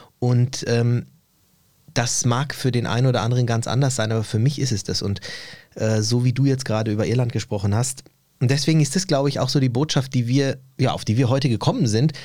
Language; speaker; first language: German; early bilingual, other home language; Turkish